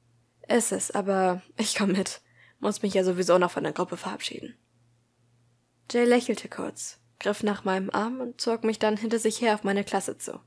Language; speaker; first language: German; native; German